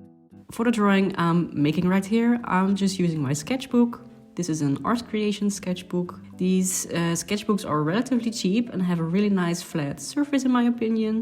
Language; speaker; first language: English; non-native, fluent; Dutch